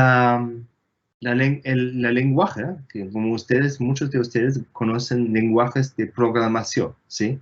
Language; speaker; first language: Spanish; non-native, fluent; German